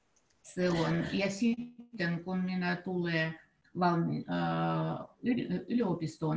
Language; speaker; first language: Finnish; non-native, learner; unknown